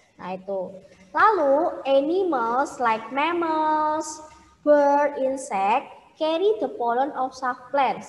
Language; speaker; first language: English; non-native, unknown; Indonesian